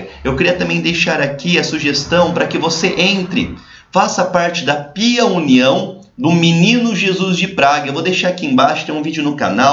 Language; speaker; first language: Portuguese; native; Portuguese